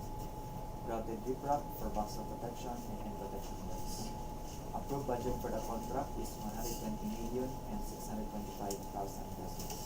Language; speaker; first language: English; non-native, local second language; Cebuano